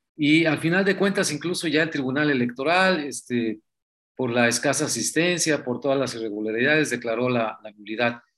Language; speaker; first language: Spanish; native; Spanish